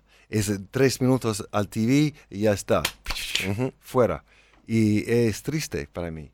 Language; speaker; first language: Spanish; non-native, learner; English